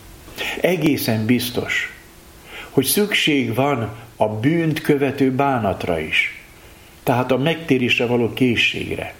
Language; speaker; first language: Hungarian; native; Hungarian